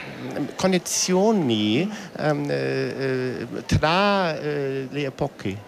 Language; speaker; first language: Italian; non-native, learner; German